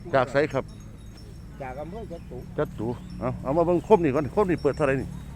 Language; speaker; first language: Thai; native; Thai